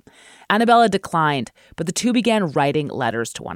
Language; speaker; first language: English; native; English